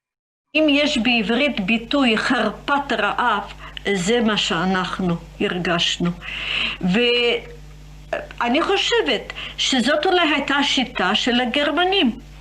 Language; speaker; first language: Hebrew; non-native, fluent; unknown